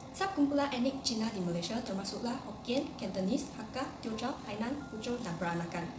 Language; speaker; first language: Malay; non-native, local second language; Chinese